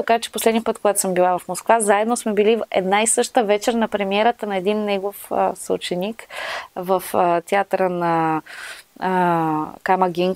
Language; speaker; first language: Bulgarian; native; Bulgarian